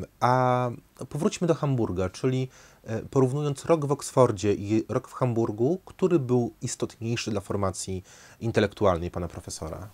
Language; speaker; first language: Polish; native; Polish